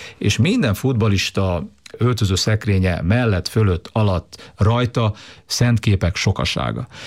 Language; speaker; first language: Hungarian; native; Hungarian